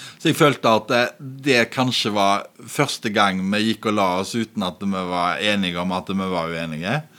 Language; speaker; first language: Norwegian; native; Norwegian